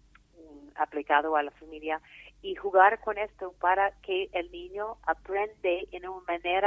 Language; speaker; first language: Spanish; non-native, fluent; English